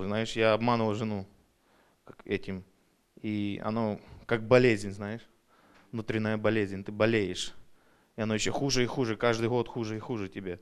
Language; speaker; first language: Russian; early bilingual, heritage; Russian